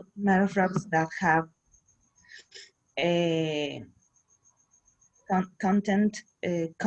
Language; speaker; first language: English; non-native, learner; Spanish